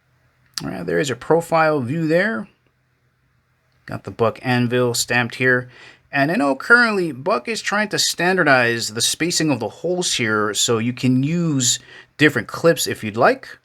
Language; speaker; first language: English; native; English